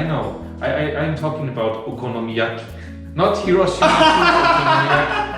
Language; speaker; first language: English; non-native, fluent; German